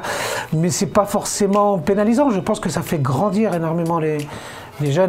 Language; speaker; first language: French; native; French